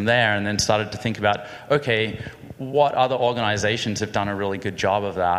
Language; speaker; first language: English; native; English